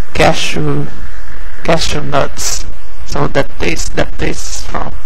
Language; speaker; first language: English; non-native, fluent; Portuguese